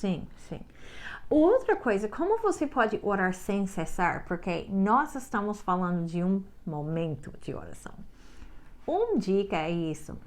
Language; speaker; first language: Portuguese; non-native, learner; English